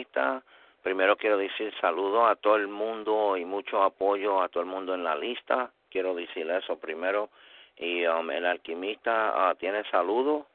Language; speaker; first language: Spanish; early bilingual, heritage; Spanish